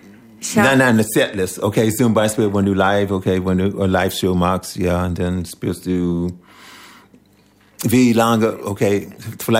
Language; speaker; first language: German; non-native, learner; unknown